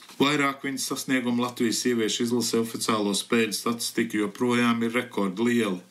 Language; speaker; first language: Latvian; early bilingual, heritage; Latvian